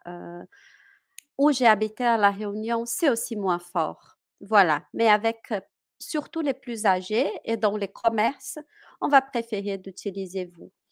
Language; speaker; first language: French; non-native, fluent; Portuguese